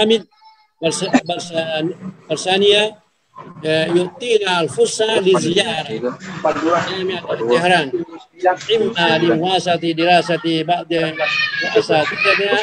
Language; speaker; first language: Arabic; non-native, fluent; Indonesian